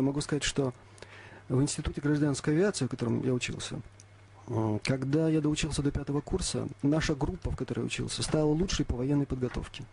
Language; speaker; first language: Russian; native; Russian